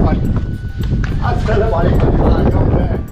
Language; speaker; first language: Italian; non-native, learner; Arabic